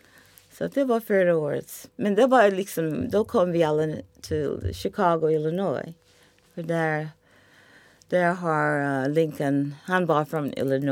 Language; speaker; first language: Swedish; non-native, fluent; English